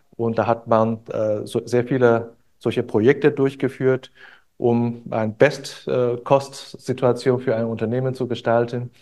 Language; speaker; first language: German; non-native, fluent; Chinese